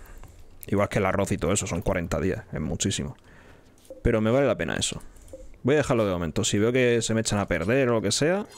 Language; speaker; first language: Spanish; native; Spanish